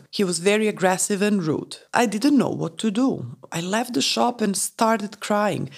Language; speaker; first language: English; non-native, fluent; Romanian